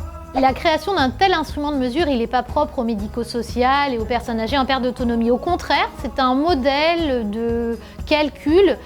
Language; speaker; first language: French; native; French